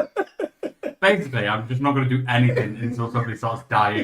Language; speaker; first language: English; native; English